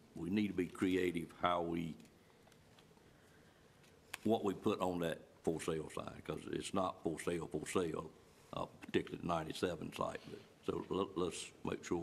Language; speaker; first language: English; native; English